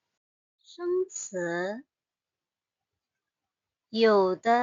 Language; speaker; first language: Chinese; non-native, fluent; Burmese